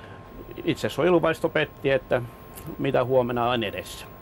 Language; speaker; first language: Finnish; native; Finnish